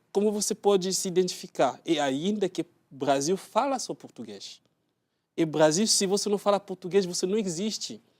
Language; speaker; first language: Portuguese; non-native, learner; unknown